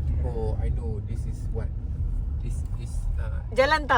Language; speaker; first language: English; non-native, learner; Malay